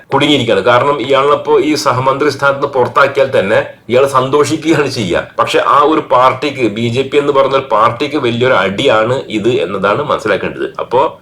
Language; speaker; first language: Malayalam; native; Malayalam